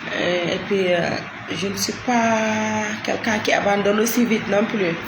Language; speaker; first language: French; non-native, local second language; Wolof